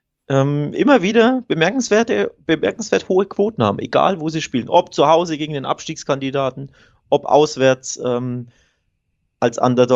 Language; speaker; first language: German; native; German